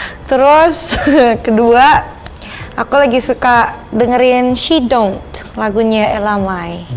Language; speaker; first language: Indonesian; native; Indonesian